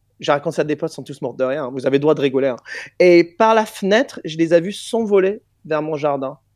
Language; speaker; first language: French; non-native, fluent; English